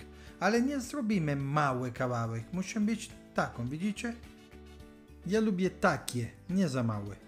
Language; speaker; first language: Polish; non-native, learner; Italian